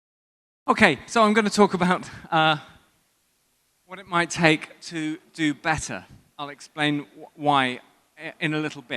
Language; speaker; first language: English; native; English